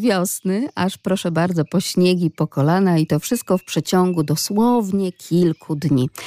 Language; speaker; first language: Polish; native; Polish